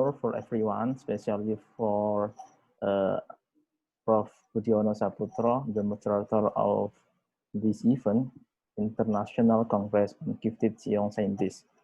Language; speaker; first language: English; non-native, learner; Indonesian